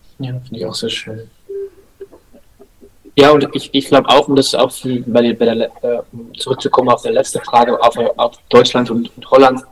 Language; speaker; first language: German; non-native, learner; Dutch